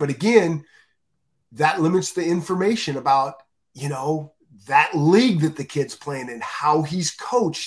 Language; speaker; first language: English; native; English